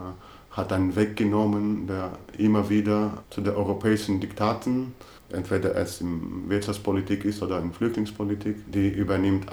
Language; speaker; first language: German; non-native, fluent; Greek